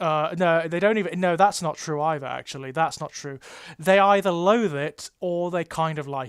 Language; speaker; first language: English; native; English